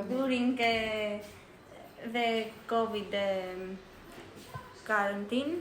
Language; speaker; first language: English; non-native, learner; Greek